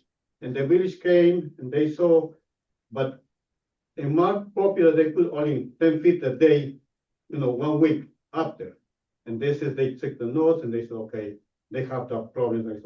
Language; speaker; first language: English; non-native, learner; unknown